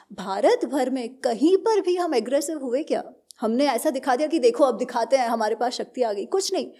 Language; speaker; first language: Hindi; non-native, local second language; Gujarati